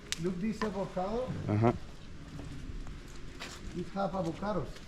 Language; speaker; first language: English; non-native, learner; Spanish